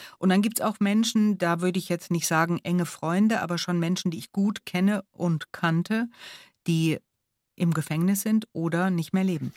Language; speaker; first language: German; native; German